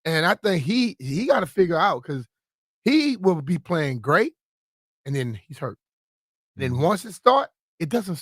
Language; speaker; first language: English; native; English